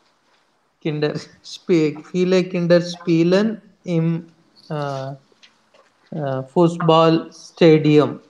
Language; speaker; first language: German; non-native, learner; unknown